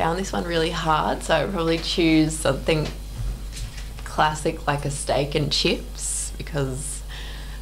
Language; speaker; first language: English; native; English